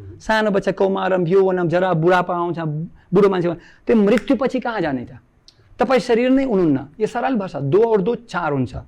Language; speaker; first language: Nepali; non-native, fluent; Russian